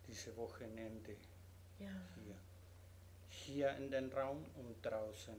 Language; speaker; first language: German; non-native, learner; Spanish